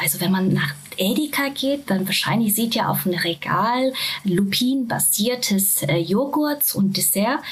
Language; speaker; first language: German; non-native, fluent; Japanese